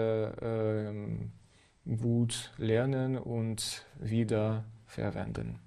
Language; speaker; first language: German; non-native, fluent; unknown